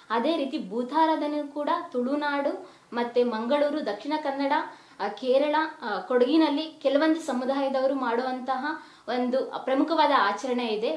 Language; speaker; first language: Kannada; native; Kannada